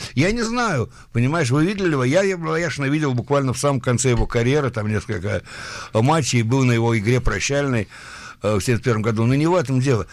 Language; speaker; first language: Russian; early bilingual, heritage; Russian